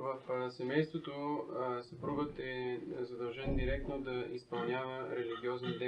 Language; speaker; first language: Bulgarian; native; Bulgarian